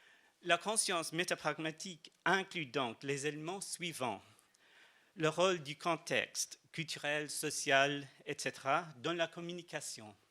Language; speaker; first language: French; non-native, fluent; English